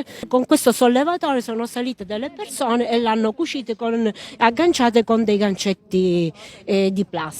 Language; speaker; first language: Italian; native; Italian